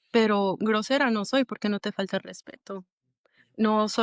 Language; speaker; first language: Spanish; early bilingual, other home language; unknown